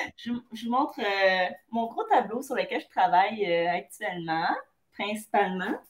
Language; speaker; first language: French; native; French